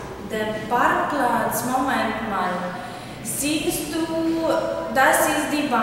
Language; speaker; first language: German; non-native, learner; Ukrainian